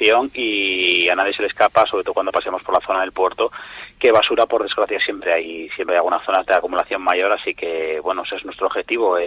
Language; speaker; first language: Spanish; native; Spanish